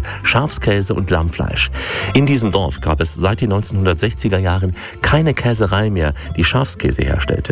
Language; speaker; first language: German; native; German